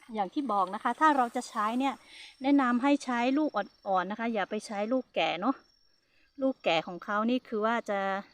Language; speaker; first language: Thai; non-native, local second language; Hmong